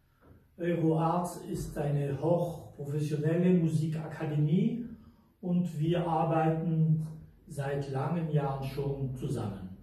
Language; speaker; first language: German; non-native, fluent; French